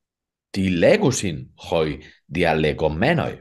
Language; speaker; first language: Greek; non-native, fluent; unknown